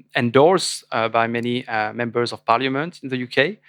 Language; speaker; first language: English; non-native, fluent; French